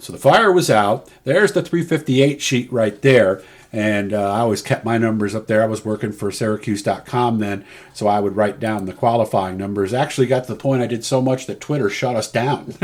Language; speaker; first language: English; native; English